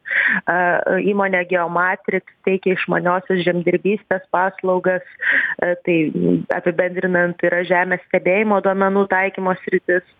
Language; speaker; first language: Lithuanian; native; Lithuanian